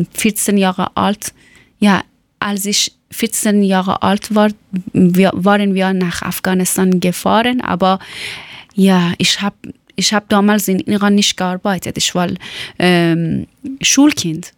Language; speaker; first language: German; non-native, fluent; Persian